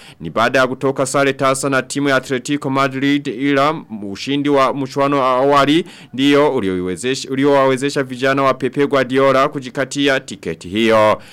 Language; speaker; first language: Swahili; non-native, local second language; Rundi